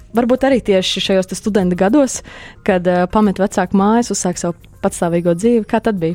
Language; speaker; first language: Latvian; native; Latvian